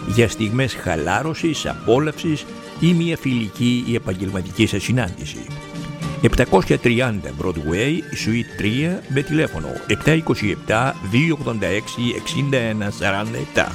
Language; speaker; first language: Greek; native; Greek